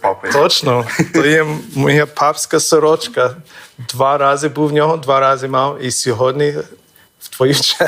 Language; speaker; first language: Ukrainian; non-native, fluent; English